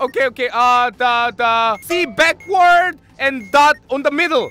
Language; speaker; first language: English; non-native, learner; Korean